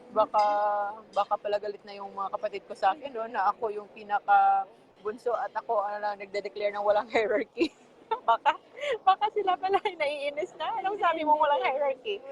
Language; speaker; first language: Filipino; non-native, local second language; Hiligaynon